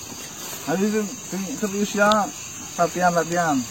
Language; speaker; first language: Indonesian; native; Indonesian